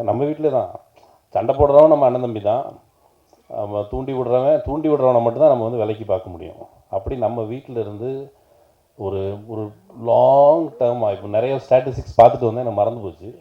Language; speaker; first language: Tamil; native; Tamil